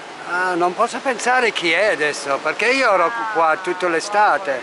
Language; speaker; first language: Italian; non-native, fluent; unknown